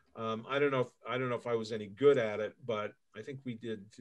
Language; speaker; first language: English; native; English